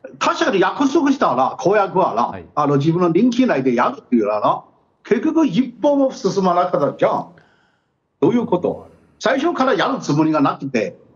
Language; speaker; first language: Japanese; non-native, fluent; Chinese